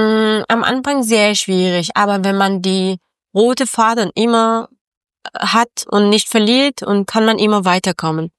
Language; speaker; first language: German; non-native, learner; Persian